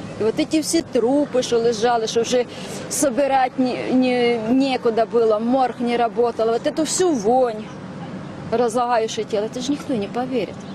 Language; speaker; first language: Russian; non-native, local second language; Ukrainian